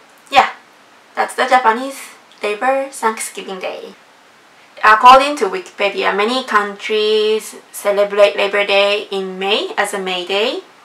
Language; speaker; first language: English; non-native, fluent; Japanese